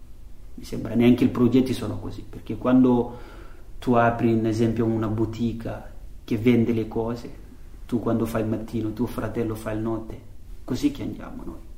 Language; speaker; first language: Italian; non-native, learner; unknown